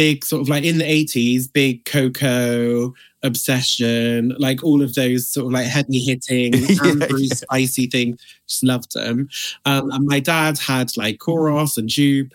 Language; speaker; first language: English; native; English